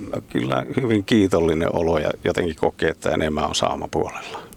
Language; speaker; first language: Finnish; native; Finnish